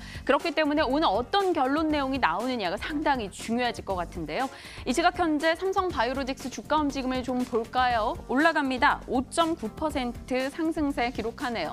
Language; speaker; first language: Korean; native; Korean